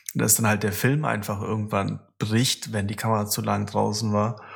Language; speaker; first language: German; non-native, fluent; Russian